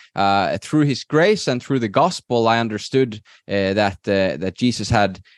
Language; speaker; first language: English; non-native, fluent; Norwegian